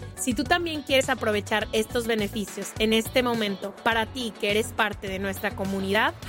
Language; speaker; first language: Spanish; native; Spanish